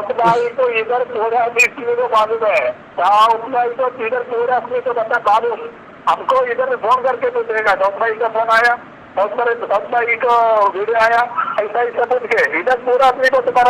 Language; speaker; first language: Hindi; non-native, local second language; Malayalam